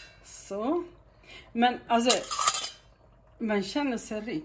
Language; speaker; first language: Swedish; non-native, fluent; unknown